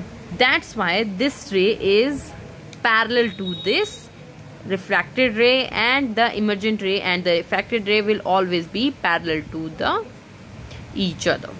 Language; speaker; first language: English; non-native, local second language; Hindi